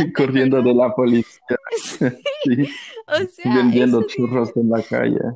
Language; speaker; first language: Spanish; non-native, fluent; German